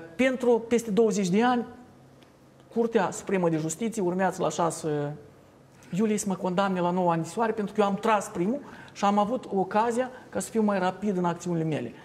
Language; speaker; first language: Romanian; native; Romanian